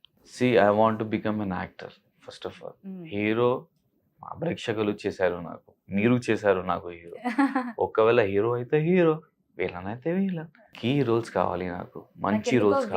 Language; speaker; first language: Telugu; non-native, local second language; Urdu